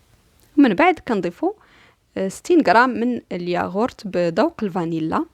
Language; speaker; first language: Arabic; native; Arabic